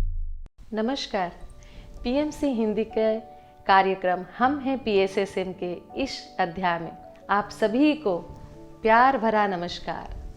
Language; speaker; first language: Hindi; native; Hindi